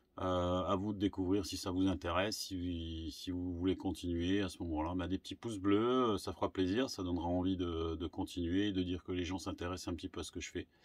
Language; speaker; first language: French; native; French